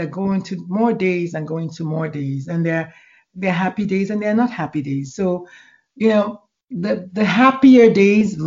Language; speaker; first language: English; non-native, local second language; Igbo